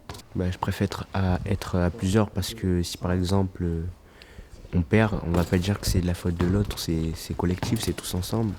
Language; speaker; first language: French; non-native, fluent; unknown